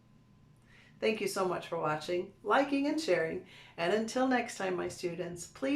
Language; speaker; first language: English; native; English